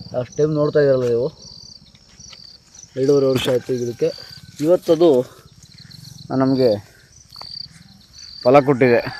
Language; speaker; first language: Kannada; native; Kannada